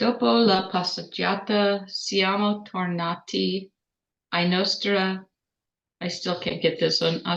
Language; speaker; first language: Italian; non-native, learner; English